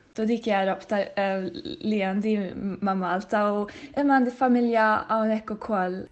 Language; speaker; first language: Maltese; non-native, fluent; Swedish